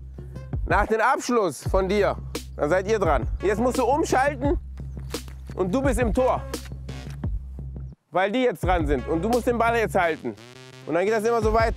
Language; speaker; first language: German; native; German